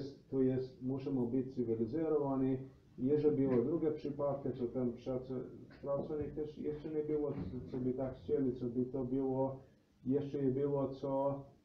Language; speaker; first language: Polish; non-native, learner; Slovenian